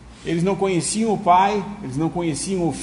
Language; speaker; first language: Portuguese; native; Portuguese